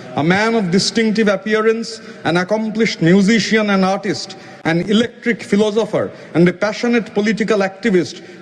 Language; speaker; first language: English; non-native, local second language; Bangla